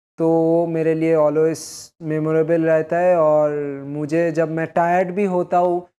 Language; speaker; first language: Hindi; non-native, local second language; Bangla